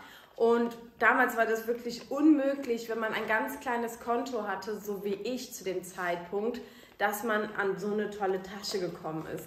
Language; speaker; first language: German; native; German